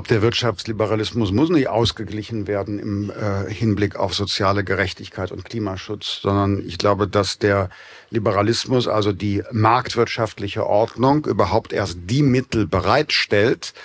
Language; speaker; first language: German; native; German